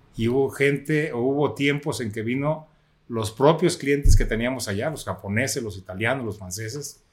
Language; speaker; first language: Spanish; native; Spanish